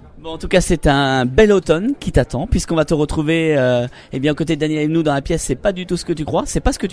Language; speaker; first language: French; native; French